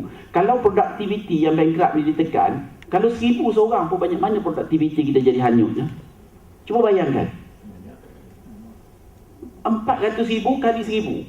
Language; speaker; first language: Malay; native; Malay